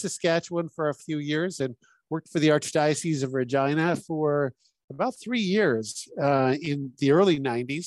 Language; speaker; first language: English; native; English